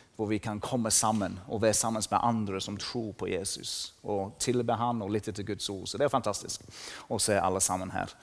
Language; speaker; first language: Norwegian; non-native, fluent; English